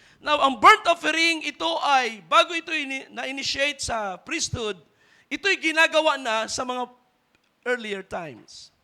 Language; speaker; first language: Filipino; native; Filipino